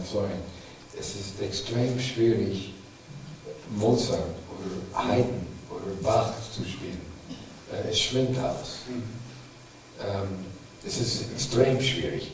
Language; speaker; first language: German; non-native, fluent; English